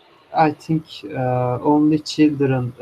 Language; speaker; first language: English; non-native, learner; Turkish